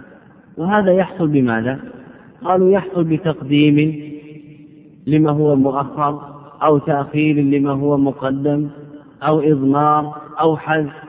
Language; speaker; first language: Arabic; native; Arabic